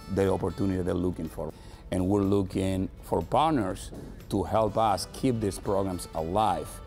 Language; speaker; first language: English; non-native, fluent; Spanish